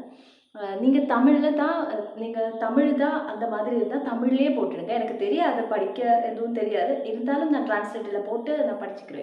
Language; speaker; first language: Tamil; non-native, learner; Malayalam